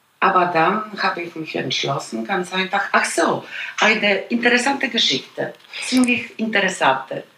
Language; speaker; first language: German; non-native, fluent; Polish